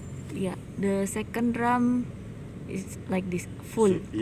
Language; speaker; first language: English; non-native, learner; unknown